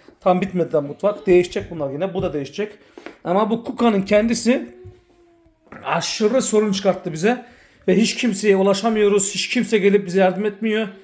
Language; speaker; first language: Turkish; early bilingual, heritage; Turkish